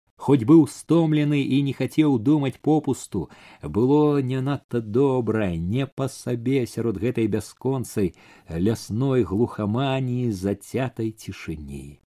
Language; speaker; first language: Belarusian; native; Belarusian